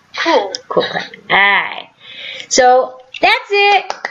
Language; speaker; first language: English; native; English